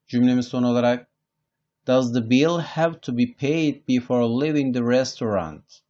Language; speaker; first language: English; non-native, fluent; Turkish